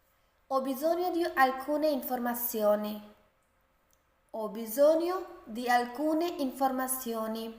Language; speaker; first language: Italian; non-native, fluent; Urdu